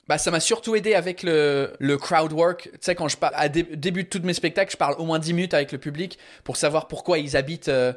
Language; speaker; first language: French; early bilingual, other home language; English